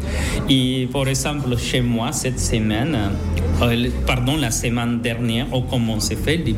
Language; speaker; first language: French; non-native, fluent; Spanish